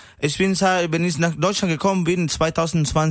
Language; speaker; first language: German; non-native, learner; Spanish